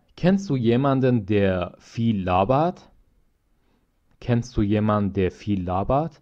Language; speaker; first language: German; non-native, fluent; Persian